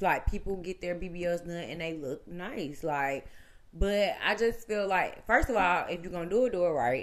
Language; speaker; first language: English; native; English